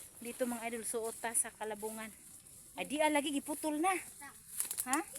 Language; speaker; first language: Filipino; non-native, local second language; Cebuano